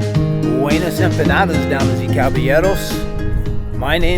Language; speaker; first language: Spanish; non-native, learner; English